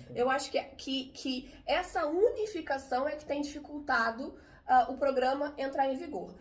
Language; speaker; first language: Portuguese; native; Portuguese